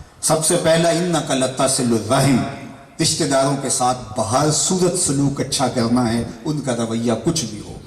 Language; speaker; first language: Urdu; non-native, local second language; Punjabi